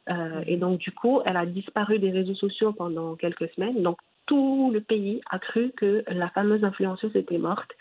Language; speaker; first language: French; non-native, local second language; Arabic